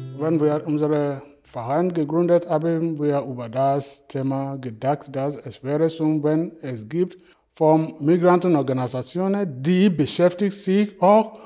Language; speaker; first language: German; non-native, fluent; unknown